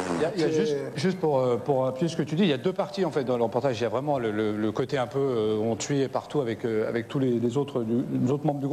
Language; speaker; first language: French; native; French